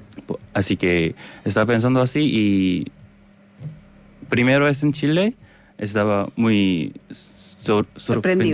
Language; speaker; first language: Spanish; non-native, learner; Korean